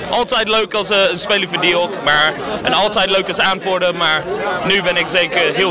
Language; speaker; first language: Dutch; non-native, learner; English